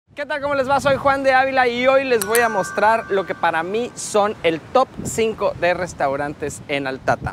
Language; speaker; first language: Spanish; native; Spanish